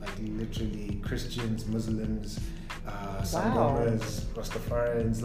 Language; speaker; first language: English; non-native, local second language; Zulu